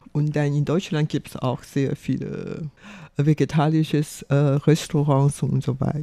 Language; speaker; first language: German; non-native, fluent; Chinese